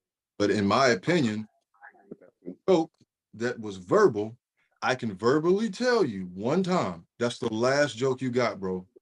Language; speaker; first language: English; native; English